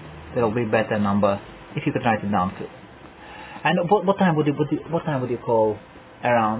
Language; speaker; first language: English; non-native, fluent; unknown